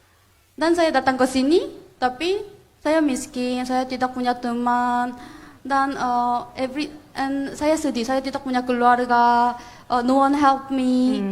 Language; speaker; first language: Indonesian; non-native, fluent; Korean